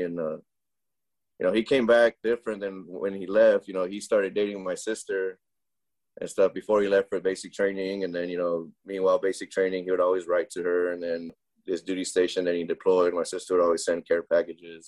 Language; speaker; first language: English; early bilingual, other home language; Spanish